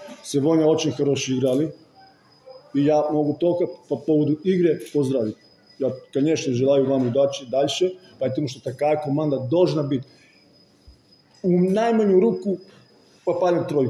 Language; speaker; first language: Russian; non-native, fluent; Serbian